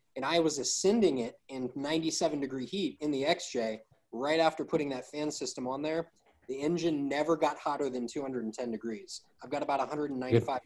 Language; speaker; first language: English; native; English